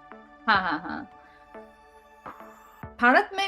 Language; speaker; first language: Hindi; non-native, learner; Chinese